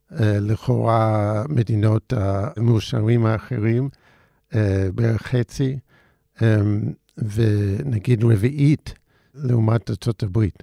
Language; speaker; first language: Hebrew; non-native, fluent; English